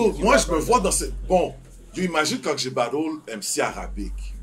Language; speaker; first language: French; native; French